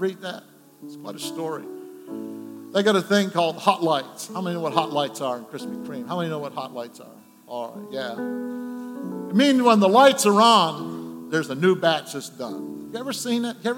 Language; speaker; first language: English; native; English